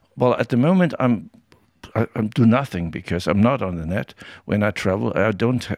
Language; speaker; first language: English; non-native, fluent; German